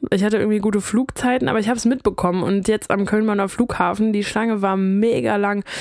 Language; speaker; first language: German; native; German